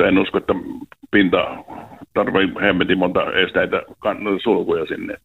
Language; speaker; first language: Finnish; native; Finnish